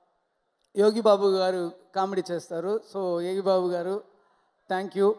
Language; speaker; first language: Telugu; non-native, learner; Tamil